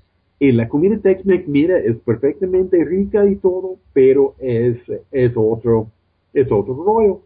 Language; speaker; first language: Spanish; non-native, fluent; English